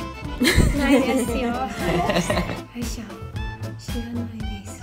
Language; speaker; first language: Japanese; non-native, learner; Burmese